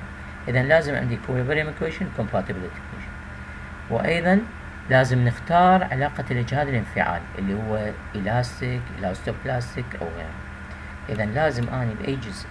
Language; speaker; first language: Arabic; native; Arabic